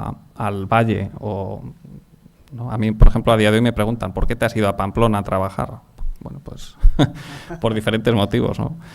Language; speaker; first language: Spanish; native; Spanish